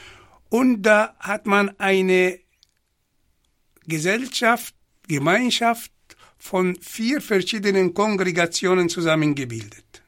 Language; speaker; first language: German; non-native, fluent; Arabic